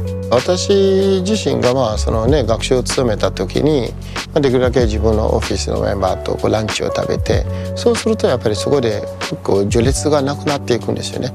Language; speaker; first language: Japanese; non-native, fluent; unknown